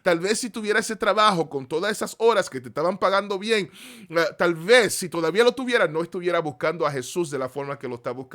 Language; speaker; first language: Spanish; early bilingual, heritage; Spanish